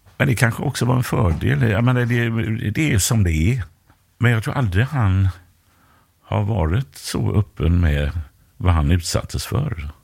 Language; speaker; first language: Swedish; native; Swedish